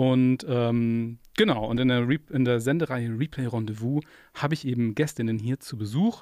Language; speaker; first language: German; native; German